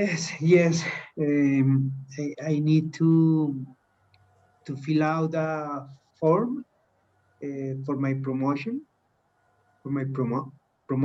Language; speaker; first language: English; non-native, learner; Spanish